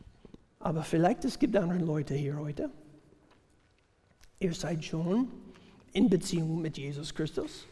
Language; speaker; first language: German; non-native, fluent; English